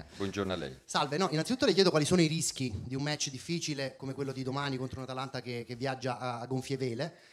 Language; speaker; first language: Italian; native; Italian